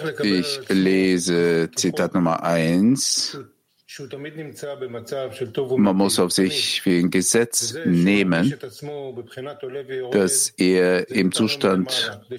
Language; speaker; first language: German; non-native, fluent; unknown